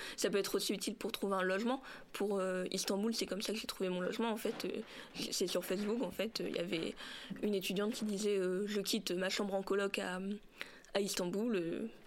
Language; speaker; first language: French; native; French